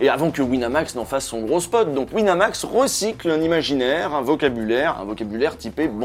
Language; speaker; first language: French; native; French